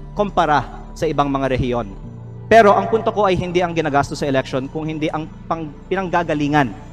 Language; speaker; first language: Filipino; native; Filipino